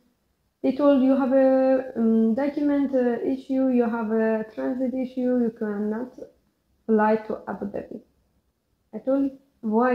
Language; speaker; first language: English; non-native, learner; Persian